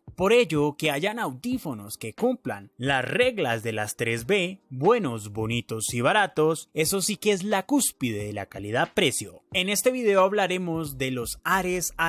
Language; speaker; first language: Spanish; native; Spanish